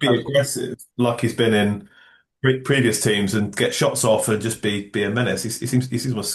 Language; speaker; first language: English; native; English